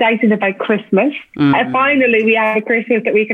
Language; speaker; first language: English; native; English